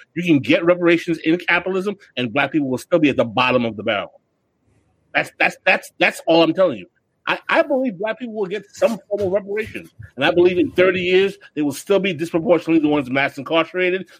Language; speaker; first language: English; early bilingual, other home language; Haitian Creole